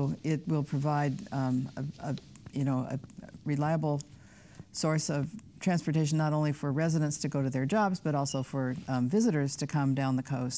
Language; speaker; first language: English; native; English